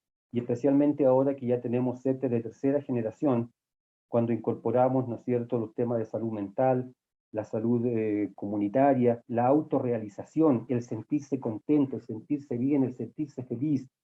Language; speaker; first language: Spanish; native; Spanish